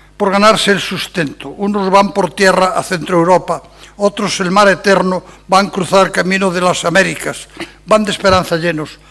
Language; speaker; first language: Spanish; non-native, local second language; Galician